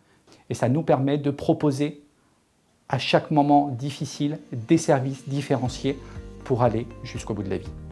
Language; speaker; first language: French; native; French